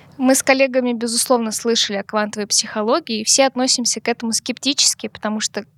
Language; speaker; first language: Russian; native; Russian